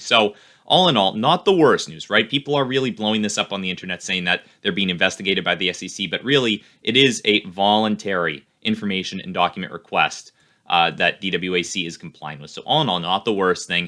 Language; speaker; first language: English; native; English